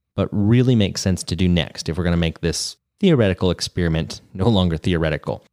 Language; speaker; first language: English; native; English